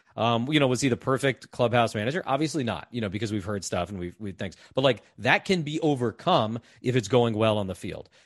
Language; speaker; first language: English; native; English